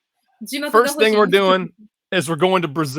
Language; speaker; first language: English; native; English